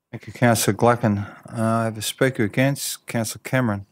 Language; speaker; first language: English; native; English